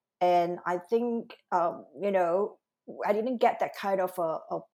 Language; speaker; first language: English; non-native, local second language; Cantonese